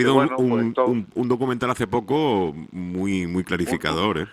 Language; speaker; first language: Spanish; native; Spanish